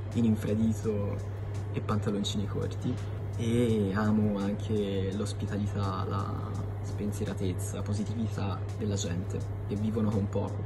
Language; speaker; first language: Italian; early bilingual, other home language; Iloko